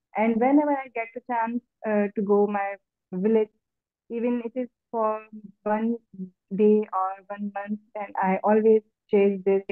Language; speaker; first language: English; non-native, local second language; Urdu